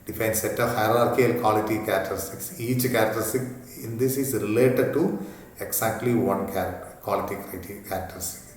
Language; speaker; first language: English; non-native, local second language; Malayalam